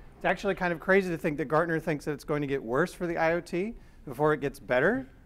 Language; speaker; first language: English; native; English